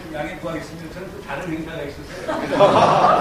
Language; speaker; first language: Korean; native; Korean